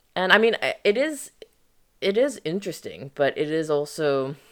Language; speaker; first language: English; early bilingual, other home language; French